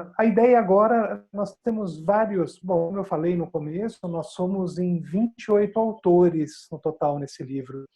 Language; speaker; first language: Portuguese; native; Portuguese